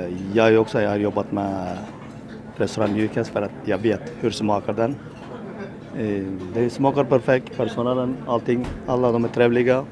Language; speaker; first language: Swedish; non-native, learner; Turkish